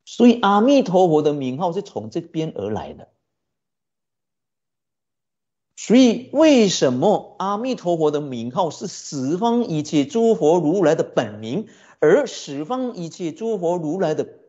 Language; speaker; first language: Chinese; native; Chinese